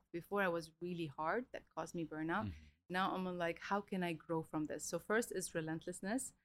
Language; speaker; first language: English; early bilingual, other home language; Arabic